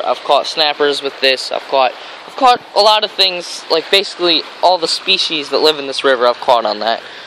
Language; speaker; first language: English; native; English